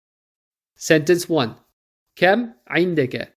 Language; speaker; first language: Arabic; non-native, fluent; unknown